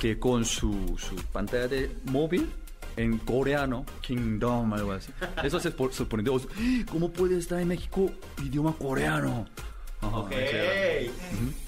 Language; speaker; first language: Spanish; non-native, learner; Korean